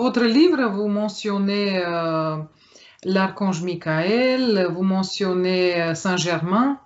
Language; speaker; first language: French; non-native, fluent; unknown